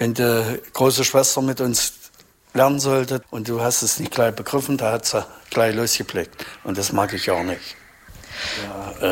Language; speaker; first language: German; native; German